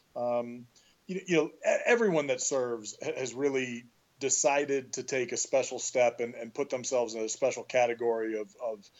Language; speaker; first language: English; native; English